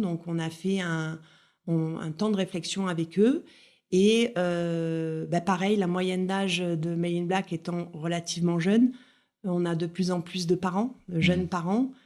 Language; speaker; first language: French; native; French